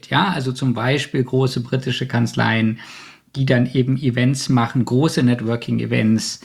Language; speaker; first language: German; native; German